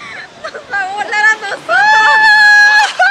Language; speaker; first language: Spanish; native; Spanish